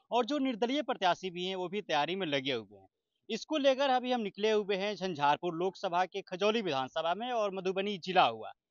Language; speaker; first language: Hindi; native; Hindi